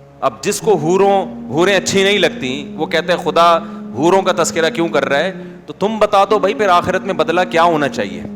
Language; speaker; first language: Urdu; native; Urdu